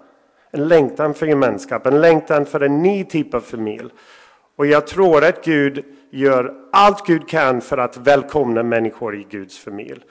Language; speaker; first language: Swedish; non-native, fluent; English